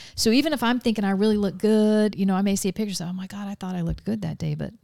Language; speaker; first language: English; native; English